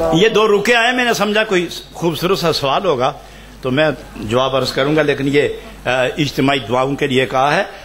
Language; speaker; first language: Urdu; non-native, local second language; Punjabi